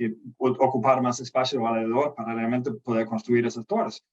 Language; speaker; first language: Spanish; non-native, fluent; Danish